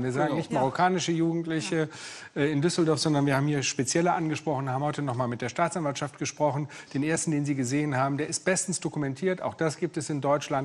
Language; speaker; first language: German; native; German